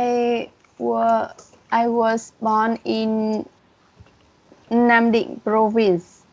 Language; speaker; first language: English; non-native, learner; Vietnamese